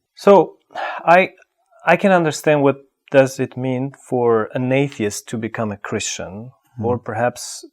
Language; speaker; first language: English; non-native, fluent; Albanian